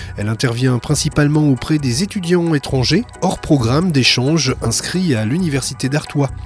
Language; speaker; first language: French; native; French